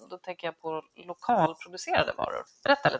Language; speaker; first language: Swedish; native; Swedish